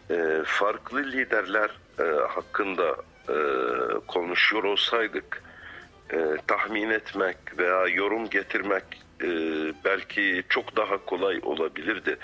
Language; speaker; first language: Turkish; non-native, fluent; Arabic